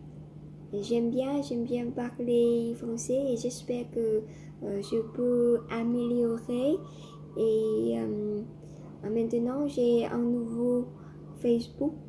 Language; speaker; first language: French; non-native, learner; Vietnamese